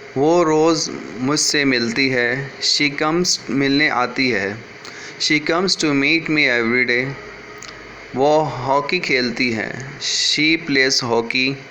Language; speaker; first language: Urdu; native; Urdu